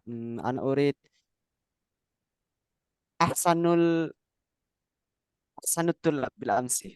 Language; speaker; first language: Arabic; non-native, fluent; Indonesian